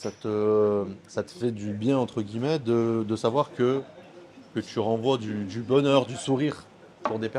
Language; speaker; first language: French; native; French